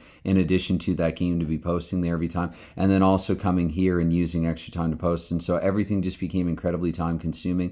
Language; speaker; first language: English; native; English